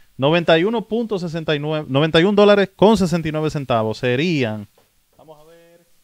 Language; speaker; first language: Spanish; native; Spanish